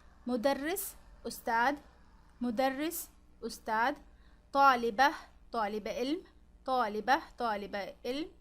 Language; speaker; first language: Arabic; non-native, fluent; Urdu